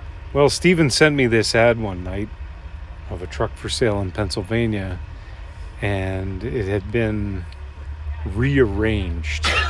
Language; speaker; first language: English; native; English